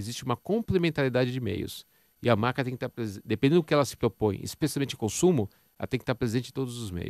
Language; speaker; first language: Portuguese; native; Portuguese